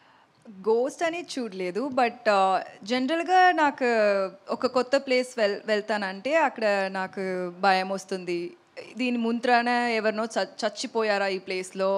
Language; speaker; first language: Telugu; non-native, learner; Tamil